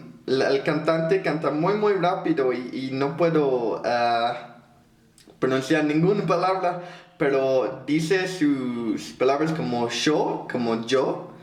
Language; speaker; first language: Spanish; non-native, fluent; English